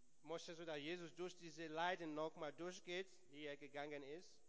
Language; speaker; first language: German; non-native, learner; English